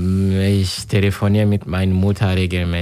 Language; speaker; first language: German; non-native, learner; Kinyarwanda